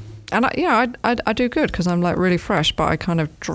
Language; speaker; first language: English; native; English